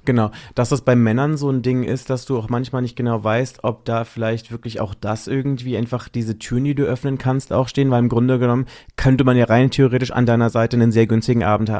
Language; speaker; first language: German; native; German